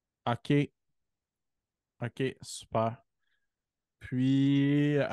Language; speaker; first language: French; native; French